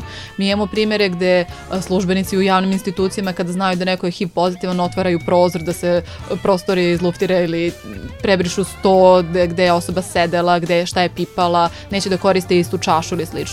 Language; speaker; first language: Serbian; native; Serbian